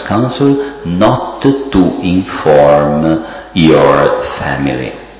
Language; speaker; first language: English; non-native, fluent; Italian